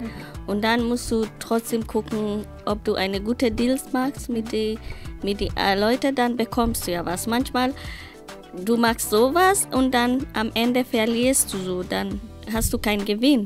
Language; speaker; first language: German; non-native, learner; Swahili